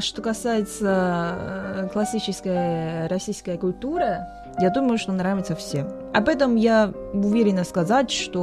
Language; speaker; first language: Russian; non-native, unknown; Chinese